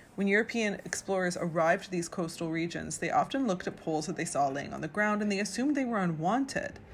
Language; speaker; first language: English; native; English